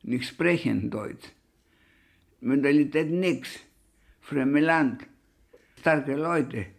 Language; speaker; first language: German; non-native, learner; Greek